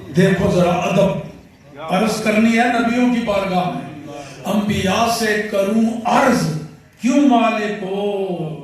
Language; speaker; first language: Urdu; non-native, local second language; Punjabi